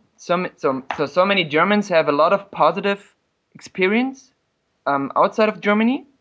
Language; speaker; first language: English; non-native, fluent; German